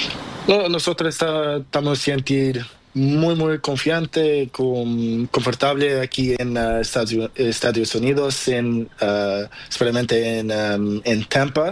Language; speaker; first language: Spanish; non-native, learner; Portuguese